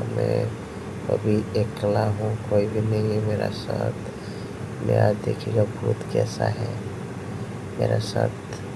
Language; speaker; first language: Hindi; non-native, local second language; Odia